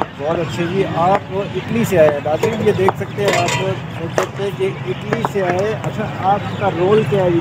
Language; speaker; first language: Urdu; native; Urdu